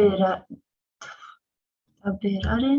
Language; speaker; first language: Japanese; non-native, learner; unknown